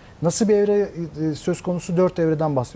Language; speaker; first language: Turkish; native; Turkish